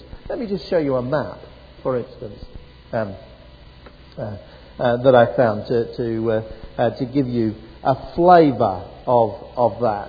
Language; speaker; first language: English; native; English